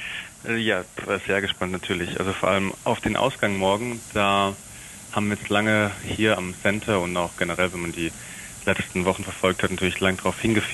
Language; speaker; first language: German; native; German